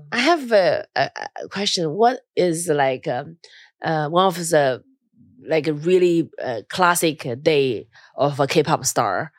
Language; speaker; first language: English; non-native, fluent; Chinese